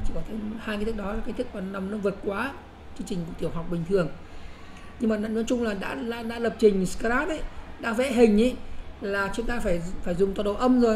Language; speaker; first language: Vietnamese; native; Vietnamese